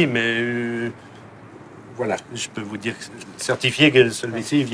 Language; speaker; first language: French; native; French